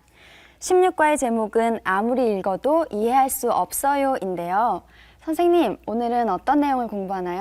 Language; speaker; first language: Korean; native; Korean